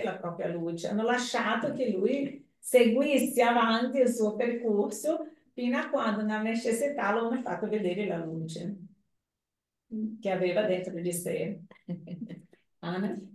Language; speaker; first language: Italian; non-native, fluent; Portuguese